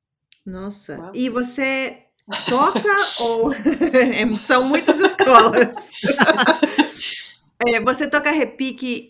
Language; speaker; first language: Portuguese; non-native, fluent; English